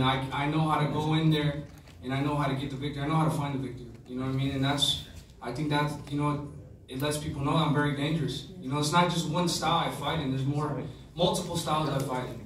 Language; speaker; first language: English; early bilingual, other home language; Spanish